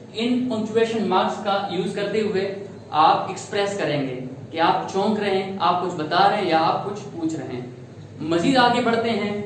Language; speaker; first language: Urdu; native; Urdu